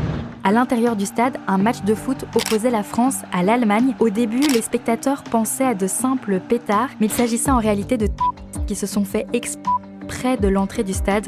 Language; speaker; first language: French; native; French